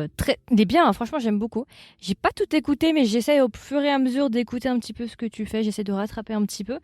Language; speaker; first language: French; native; French